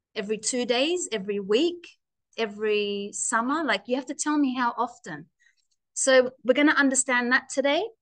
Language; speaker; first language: English; native; English